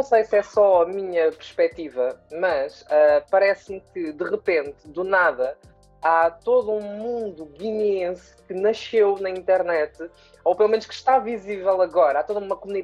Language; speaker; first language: Portuguese; native; Portuguese